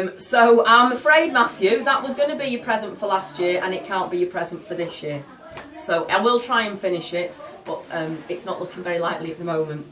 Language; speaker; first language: English; native; English